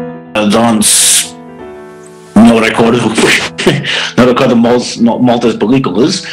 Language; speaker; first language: Catalan; non-native, fluent; English